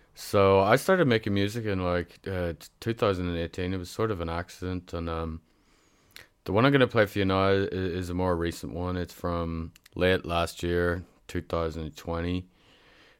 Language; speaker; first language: English; native; English